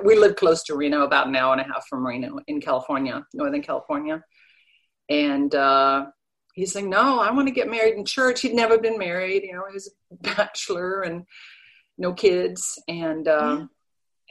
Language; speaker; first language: English; non-native, fluent; Danish